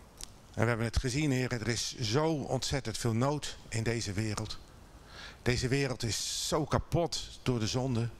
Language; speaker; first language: Dutch; native; Dutch